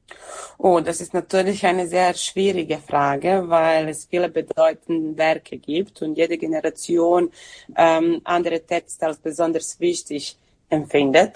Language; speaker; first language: German; non-native, fluent; Serbian